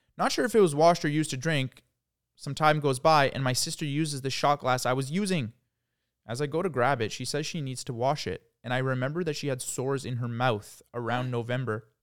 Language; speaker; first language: English; early bilingual, other home language; Croatian